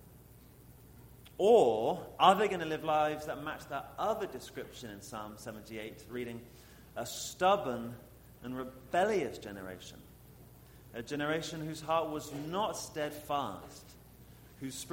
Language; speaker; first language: English; native; English